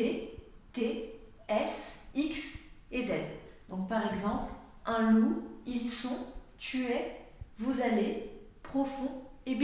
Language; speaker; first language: French; native; French